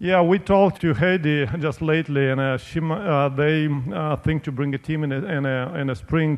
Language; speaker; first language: English; non-native, fluent; Romanian